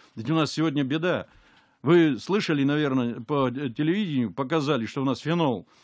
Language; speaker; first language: Russian; native; Russian